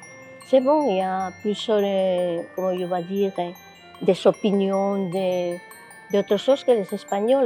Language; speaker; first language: French; non-native, fluent; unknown